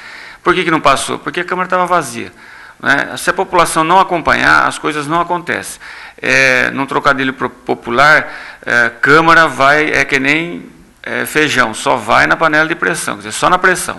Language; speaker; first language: Portuguese; native; Portuguese